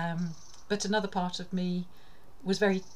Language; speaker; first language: English; native; English